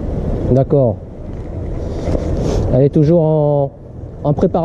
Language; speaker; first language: French; native; French